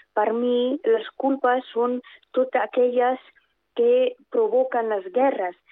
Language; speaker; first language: Catalan; non-native, fluent; Persian